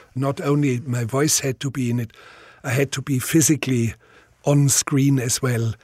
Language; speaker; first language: English; non-native, fluent; German